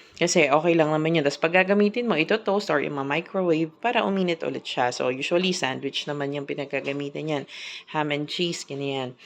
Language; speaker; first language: Filipino; native; Filipino